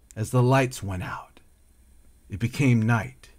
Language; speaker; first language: English; native; English